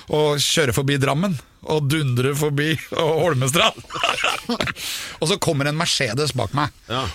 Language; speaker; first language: Norwegian; native; Norwegian